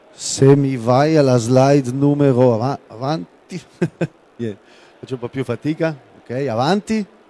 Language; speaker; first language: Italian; non-native, local second language; German